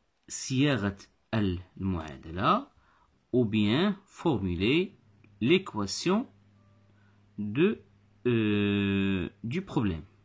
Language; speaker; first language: French; non-native, local second language; Arabic